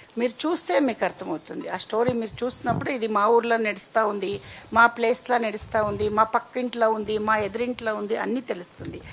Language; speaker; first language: Telugu; non-native, local second language; Kannada